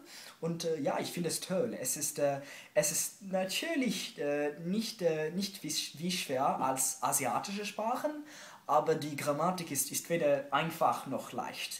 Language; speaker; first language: German; non-native, learner; English